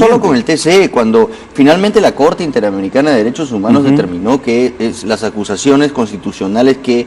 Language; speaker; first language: Spanish; native; Spanish